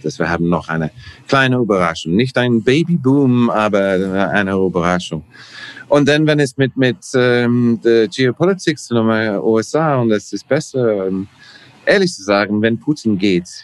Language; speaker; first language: German; non-native, learner; English